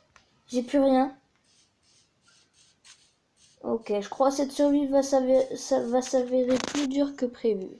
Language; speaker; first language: French; native; French